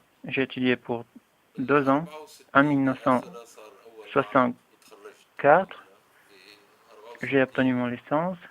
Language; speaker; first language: French; non-native, fluent; Arabic